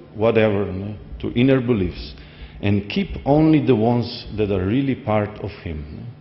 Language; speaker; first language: English; non-native, fluent; Slovenian